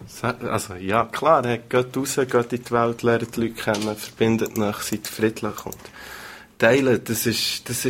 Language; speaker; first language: German; native; German